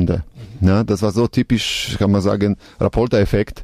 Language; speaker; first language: German; non-native, learner; Polish